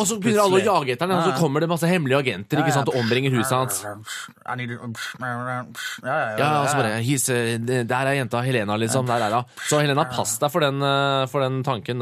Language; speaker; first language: Norwegian; native; Norwegian